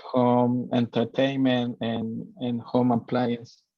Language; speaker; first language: English; non-native, learner; Spanish